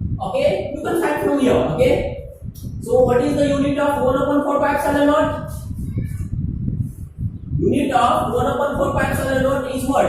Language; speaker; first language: English; non-native, local second language; Hindi